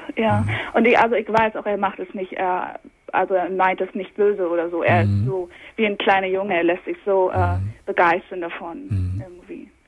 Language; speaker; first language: German; early bilingual, heritage; English